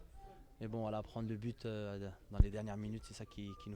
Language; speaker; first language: French; native; French